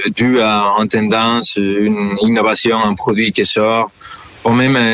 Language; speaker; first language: French; non-native, fluent; Spanish